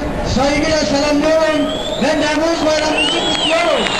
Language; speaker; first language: Turkish; non-native, local second language; Kurdish